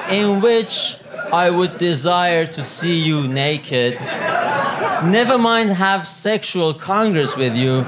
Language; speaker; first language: English; non-native, fluent; Italian